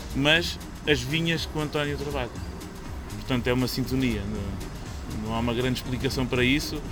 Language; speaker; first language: Portuguese; native; Portuguese